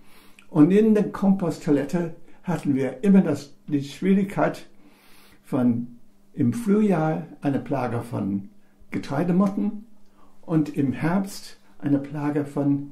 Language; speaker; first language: German; non-native, fluent; English